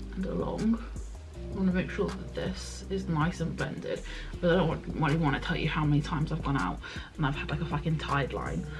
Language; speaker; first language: English; native; English